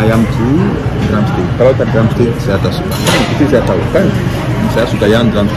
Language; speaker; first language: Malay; non-native, learner; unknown